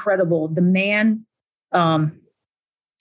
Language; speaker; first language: English; native; English